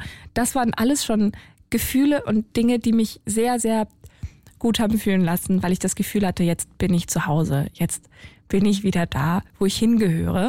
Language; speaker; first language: German; native; German